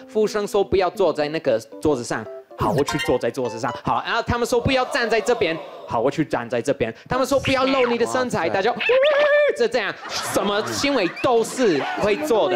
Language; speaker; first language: Chinese; non-native, fluent; English